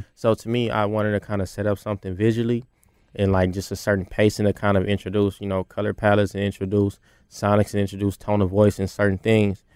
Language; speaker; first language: English; native; English